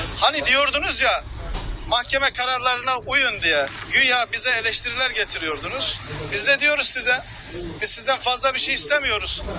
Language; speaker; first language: Turkish; native; Turkish